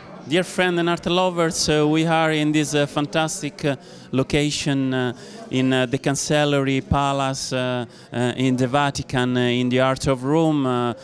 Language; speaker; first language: English; non-native, fluent; Italian